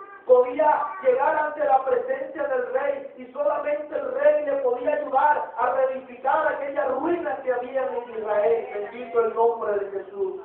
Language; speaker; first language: Spanish; native; Spanish